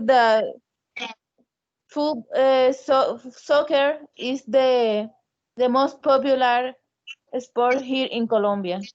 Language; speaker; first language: English; non-native, learner; Spanish